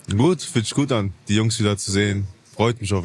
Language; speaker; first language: German; native; German